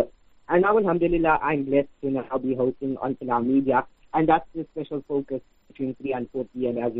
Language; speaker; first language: English; native; English